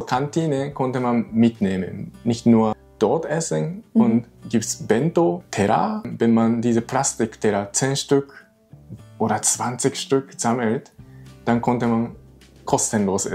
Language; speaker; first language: German; non-native, learner; Japanese